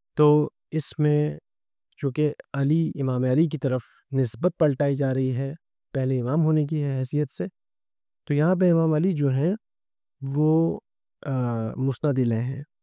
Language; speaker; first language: Urdu; native; Urdu